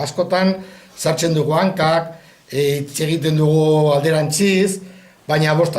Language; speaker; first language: Basque; non-native, learner; Spanish